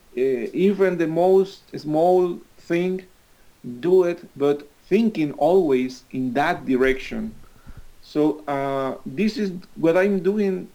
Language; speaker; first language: English; non-native, fluent; Spanish